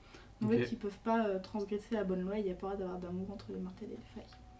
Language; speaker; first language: French; native; French